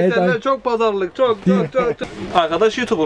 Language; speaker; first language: Turkish; early bilingual, heritage; Turkish